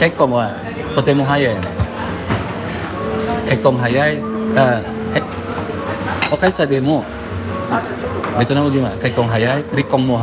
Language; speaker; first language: Japanese; non-native, learner; Indonesian